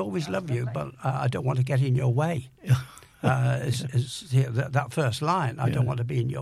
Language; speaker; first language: English; native; English